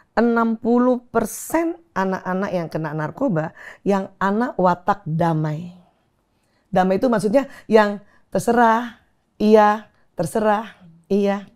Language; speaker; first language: Indonesian; native; Indonesian